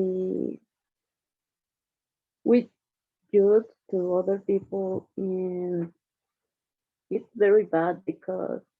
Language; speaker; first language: English; non-native, learner; Spanish